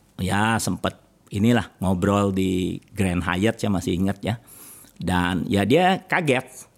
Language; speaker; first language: Indonesian; native; Indonesian